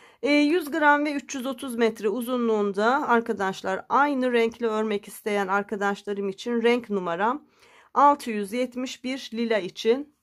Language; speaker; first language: Turkish; native; Turkish